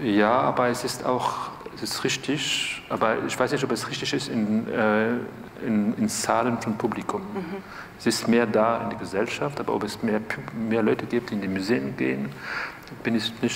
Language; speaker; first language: German; non-native, fluent; French